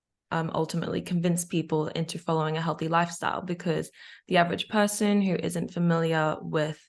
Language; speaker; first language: English; native; English